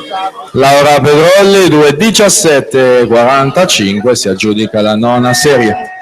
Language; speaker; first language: Italian; native; Italian